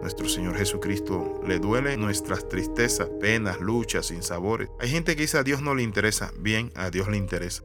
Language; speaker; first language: Spanish; native; Spanish